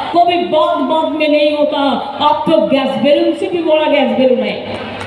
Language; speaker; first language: Hindi; non-native, local second language; Bangla